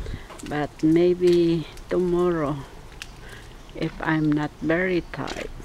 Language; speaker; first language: English; non-native, learner; Filipino